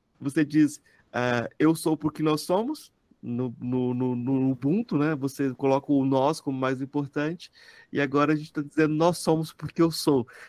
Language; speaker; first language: Portuguese; native; Portuguese